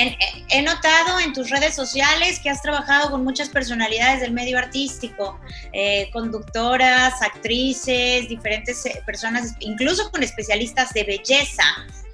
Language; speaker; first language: Spanish; native; Spanish